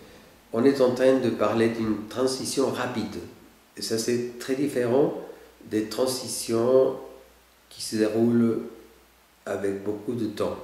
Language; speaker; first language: French; non-native, fluent; Spanish